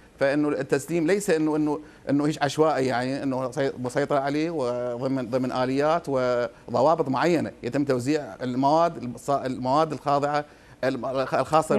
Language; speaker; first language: Arabic; native; Arabic